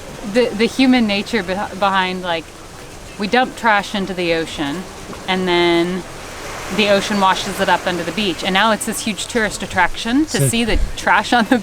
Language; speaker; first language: English; native; English